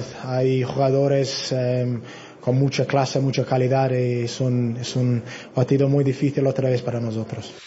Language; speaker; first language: Spanish; non-native, learner; English